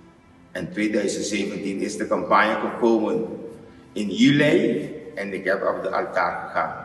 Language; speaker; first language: Dutch; non-native, learner; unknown